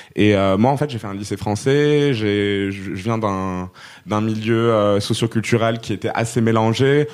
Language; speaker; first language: French; non-native, local second language; Arabic